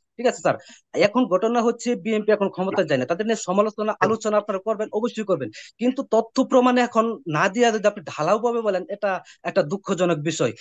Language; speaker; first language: Bangla; native; Bangla